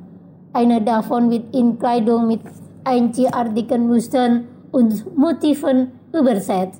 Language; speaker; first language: German; non-native, fluent; Indonesian